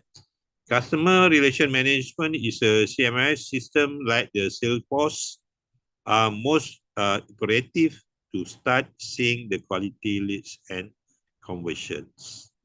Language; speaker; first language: English; non-native, local second language; Malay